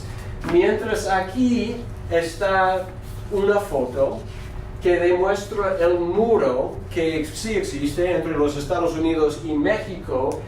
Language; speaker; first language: Spanish; non-native, fluent; English